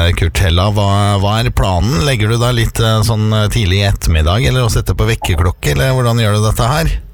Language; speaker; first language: Norwegian; native; Norwegian